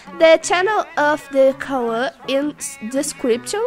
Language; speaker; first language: English; non-native, learner; Portuguese